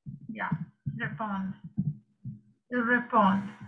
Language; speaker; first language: French; non-native, fluent; Sinhala